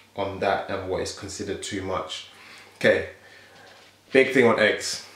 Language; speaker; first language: English; native; English